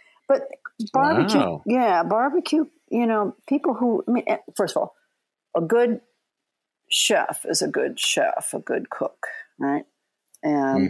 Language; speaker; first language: English; native; English